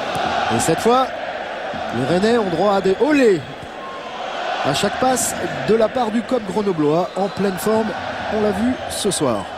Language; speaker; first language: French; native; French